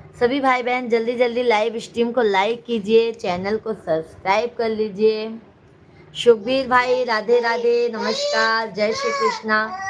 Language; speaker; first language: Hindi; native; Hindi